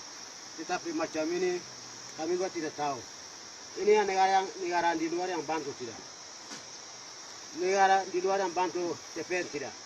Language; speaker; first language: Indonesian; non-native, local second language; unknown